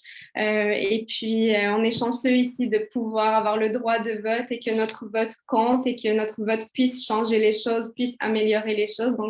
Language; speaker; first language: French; early bilingual, other home language; Kabyle